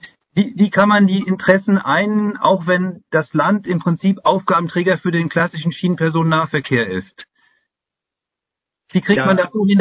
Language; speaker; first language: German; native; German